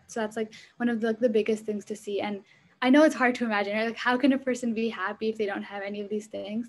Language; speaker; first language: English; early bilingual, other home language; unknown